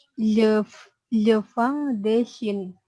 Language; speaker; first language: French; non-native, learner; Indonesian